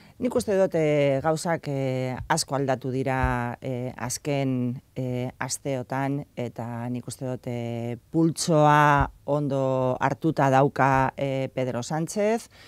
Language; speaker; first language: Basque; non-native, local second language; Spanish